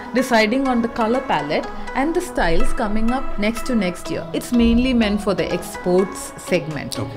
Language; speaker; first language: English; non-native, local second language; Malayalam